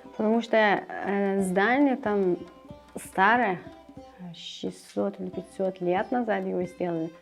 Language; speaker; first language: Russian; non-native, learner; Persian